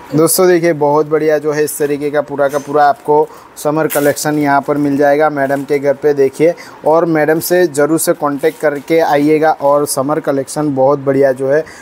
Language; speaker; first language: Hindi; non-native, local second language; Gujarati